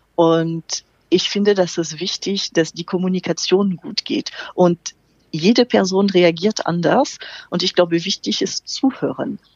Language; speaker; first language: German; non-native, fluent; French